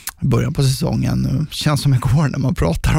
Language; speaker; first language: Swedish; native; Swedish